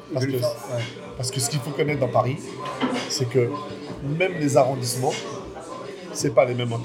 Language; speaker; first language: French; native; French